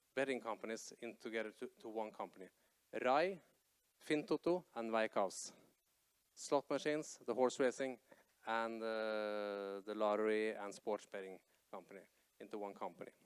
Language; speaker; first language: English; non-native, fluent; Norwegian